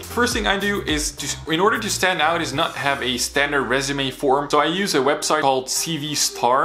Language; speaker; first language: English; non-native, fluent; Dutch